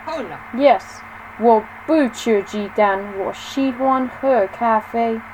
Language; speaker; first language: Chinese; non-native, learner; English